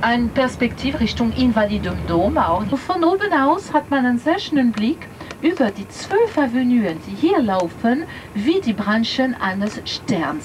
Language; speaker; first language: German; non-native, fluent; French